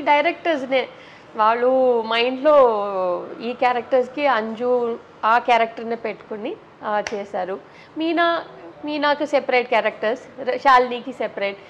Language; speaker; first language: Telugu; non-native, local second language; Tamil